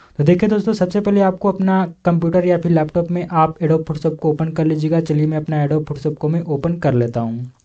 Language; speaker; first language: Hindi; native; Hindi